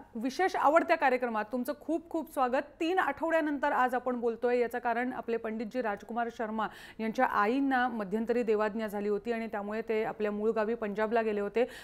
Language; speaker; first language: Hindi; non-native, local second language; Marathi